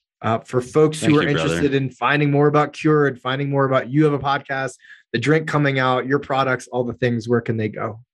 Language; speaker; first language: English; native; English